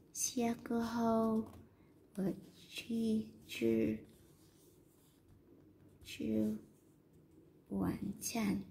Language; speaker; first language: Chinese; non-native, learner; Vietnamese